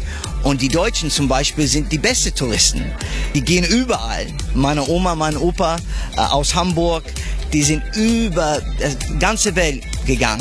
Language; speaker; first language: German; non-native, fluent; English